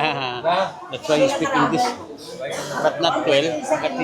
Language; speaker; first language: English; non-native, learner; Hiligaynon